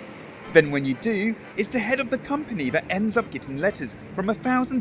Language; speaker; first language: English; native; English